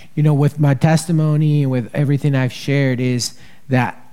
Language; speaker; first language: English; early bilingual, other home language; Spanish